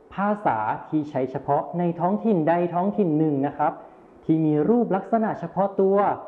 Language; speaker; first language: Thai; native; Thai